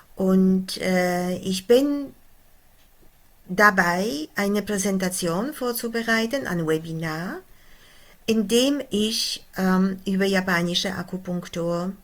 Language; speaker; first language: German; non-native, fluent; Polish